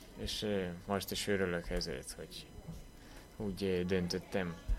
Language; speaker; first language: Hungarian; non-native, learner; Belarusian